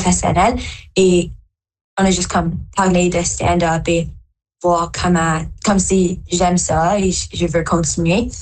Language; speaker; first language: French; non-native, local second language; English